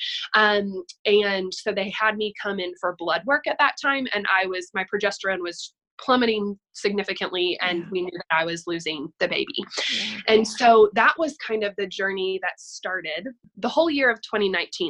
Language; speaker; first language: English; native; English